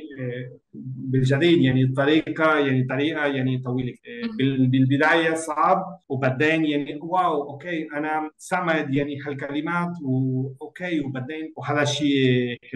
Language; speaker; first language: Arabic; non-native, learner; Spanish